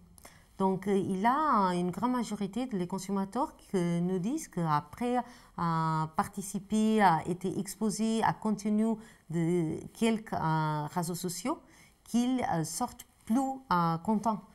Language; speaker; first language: French; non-native, fluent; Portuguese